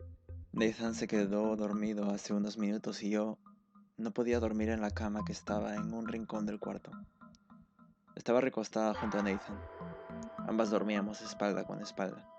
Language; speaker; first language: Spanish; native; Spanish